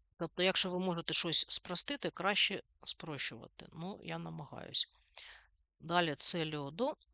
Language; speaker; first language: Ukrainian; non-native, local second language; Russian